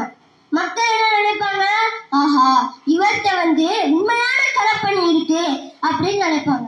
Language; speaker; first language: Tamil; native; Tamil